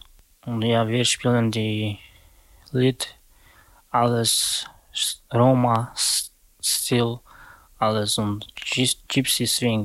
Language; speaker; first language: German; non-native, learner; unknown